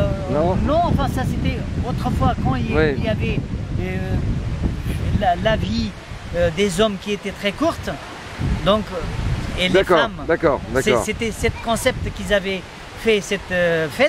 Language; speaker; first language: French; non-native, fluent; Nepali